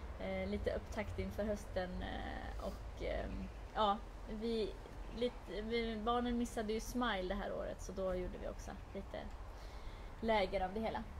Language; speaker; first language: Swedish; native; Swedish